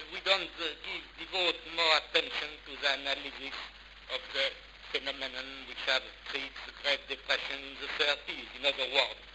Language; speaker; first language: English; non-native, fluent; French